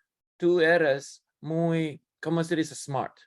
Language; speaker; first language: Spanish; non-native, learner; English